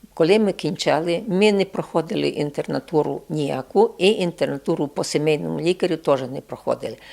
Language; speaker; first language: Ukrainian; non-native, local second language; Rusyn